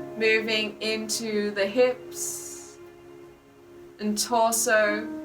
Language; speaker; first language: English; native; English